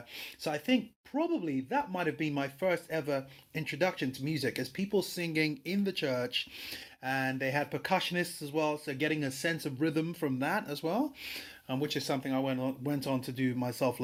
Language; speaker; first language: English; non-native, local second language; Yoruba